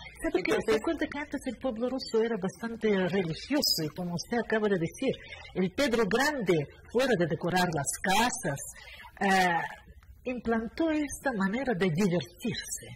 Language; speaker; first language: Spanish; non-native, fluent; Russian